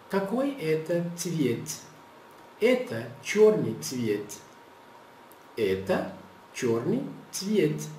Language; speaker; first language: Russian; non-native, learner; Portuguese